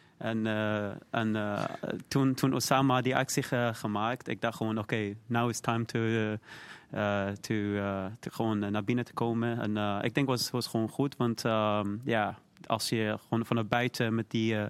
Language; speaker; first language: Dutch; non-native, learner; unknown